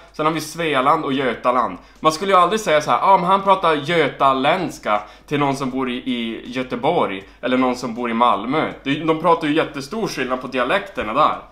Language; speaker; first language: Swedish; native; Swedish